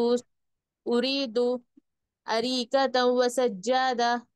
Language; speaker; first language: Arabic; non-native, learner; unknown